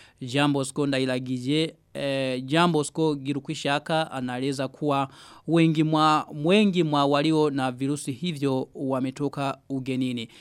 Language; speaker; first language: Swahili; non-native, local second language; Rundi